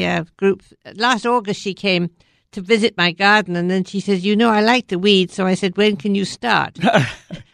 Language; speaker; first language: English; native; English